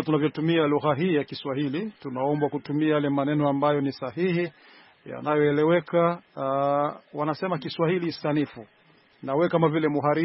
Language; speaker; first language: Swahili; non-native, local second language; Rundi